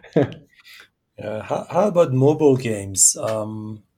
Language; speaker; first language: English; non-native, fluent; Persian